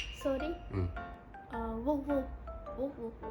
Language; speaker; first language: Korean; non-native, learner; Khmer